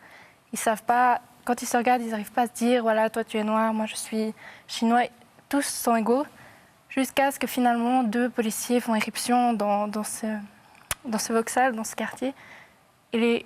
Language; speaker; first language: French; native; French